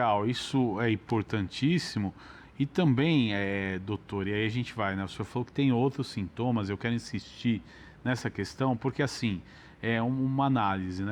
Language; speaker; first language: Portuguese; native; Portuguese